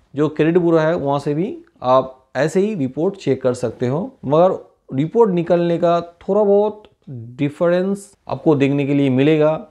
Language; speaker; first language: Hindi; non-native, local second language; Bangla